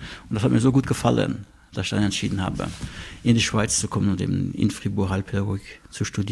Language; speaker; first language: German; non-native, local second language; Luxembourgish